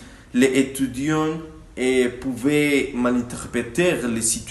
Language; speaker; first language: French; non-native, learner; Spanish